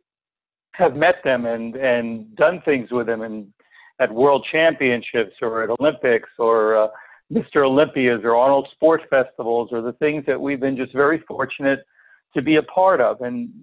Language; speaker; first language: English; native; English